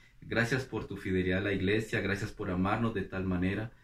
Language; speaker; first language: Spanish; native; Spanish